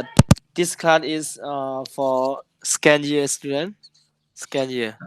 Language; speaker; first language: English; non-native, learner; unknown